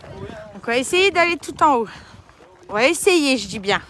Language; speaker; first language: French; native; French